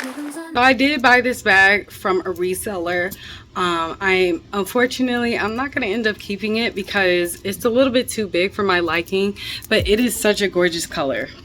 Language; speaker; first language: English; native; English